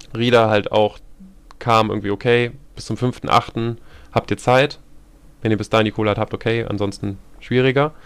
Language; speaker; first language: German; native; German